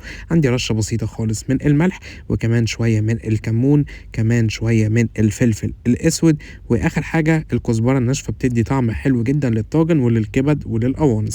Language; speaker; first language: Arabic; native; Arabic